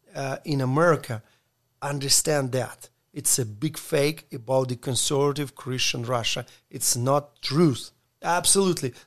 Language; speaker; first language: English; non-native, learner; Ukrainian